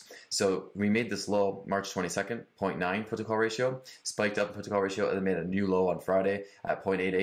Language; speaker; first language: English; native; English